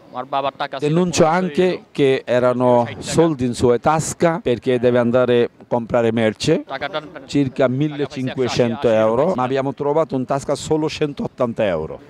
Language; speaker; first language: Italian; non-native, learner; Bangla